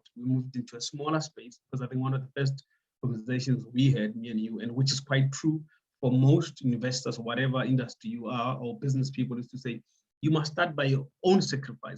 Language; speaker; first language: English; non-native, local second language; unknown